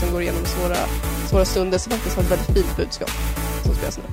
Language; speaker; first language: Swedish; native; Swedish